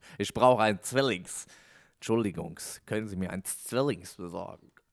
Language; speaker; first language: German; native; German